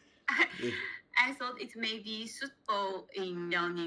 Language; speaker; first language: English; non-native, learner; Chinese